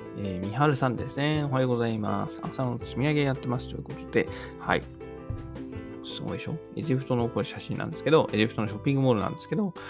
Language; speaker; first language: Japanese; native; Japanese